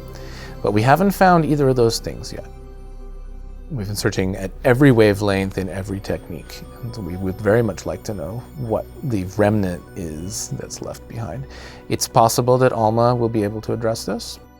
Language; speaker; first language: English; native; English